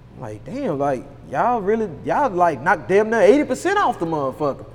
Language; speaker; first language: English; native; English